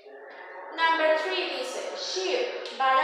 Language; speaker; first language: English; non-native, fluent; Spanish